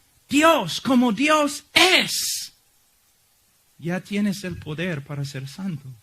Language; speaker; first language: Spanish; non-native, fluent; English